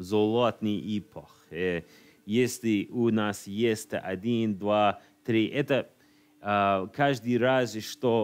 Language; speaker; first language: Russian; non-native, learner; English